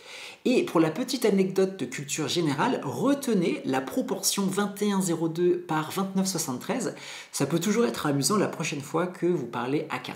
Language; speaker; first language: French; native; French